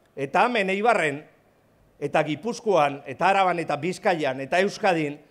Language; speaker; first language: Spanish; native; Spanish